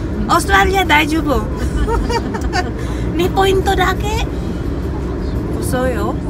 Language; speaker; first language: Japanese; non-native, learner; Waray